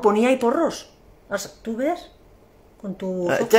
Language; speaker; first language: Spanish; native; Spanish